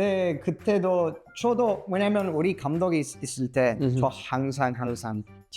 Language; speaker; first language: Korean; non-native, learner; English